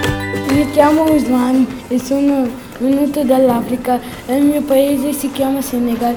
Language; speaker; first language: Italian; early bilingual, other home language; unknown